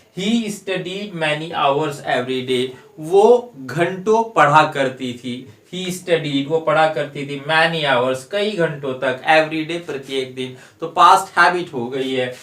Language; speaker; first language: Hindi; native; Hindi